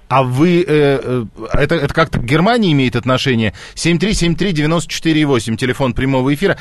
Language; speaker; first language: Russian; native; Russian